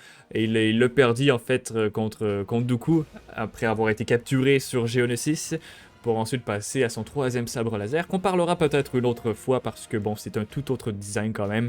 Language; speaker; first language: French; native; French